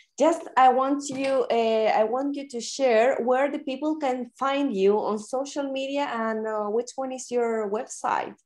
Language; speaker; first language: English; non-native, fluent; Spanish